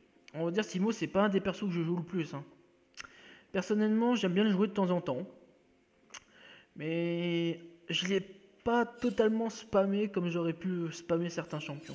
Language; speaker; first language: French; native; French